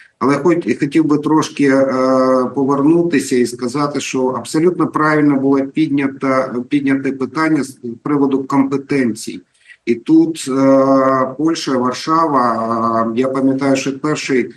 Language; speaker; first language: Ukrainian; native; Ukrainian